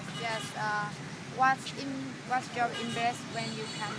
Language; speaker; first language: English; non-native, learner; Vietnamese